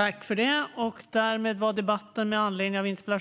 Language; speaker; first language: Swedish; native; Swedish